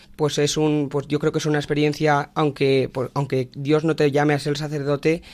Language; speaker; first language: Spanish; native; Spanish